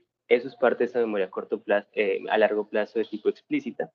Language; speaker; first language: Spanish; native; Spanish